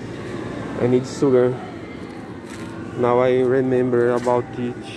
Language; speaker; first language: English; non-native, learner; Portuguese